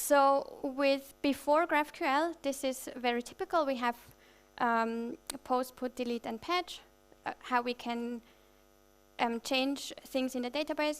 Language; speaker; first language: English; non-native, fluent; German